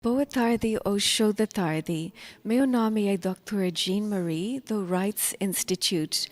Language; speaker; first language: Portuguese; non-native, learner; English